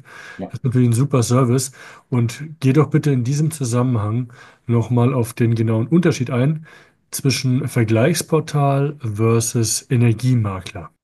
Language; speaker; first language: German; native; German